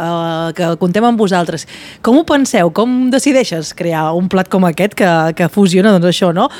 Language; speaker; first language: Catalan; native; Catalan